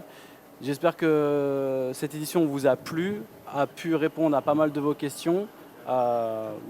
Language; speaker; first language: French; native; French